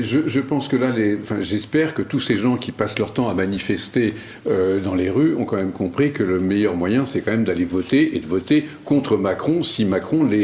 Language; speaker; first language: French; native; French